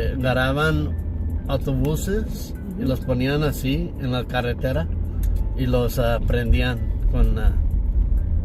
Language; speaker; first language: Spanish; early bilingual, heritage; English